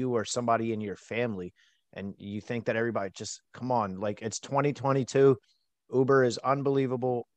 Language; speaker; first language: English; native; English